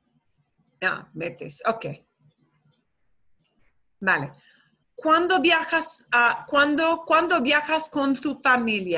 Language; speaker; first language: Spanish; non-native, fluent; English